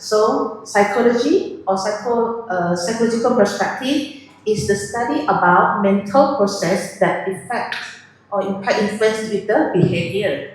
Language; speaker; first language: English; non-native, learner; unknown